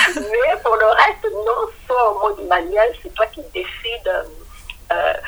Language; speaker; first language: French; non-native, local second language; Lingala